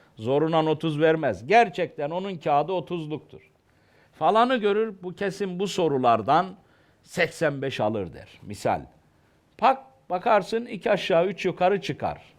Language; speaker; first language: Turkish; native; Turkish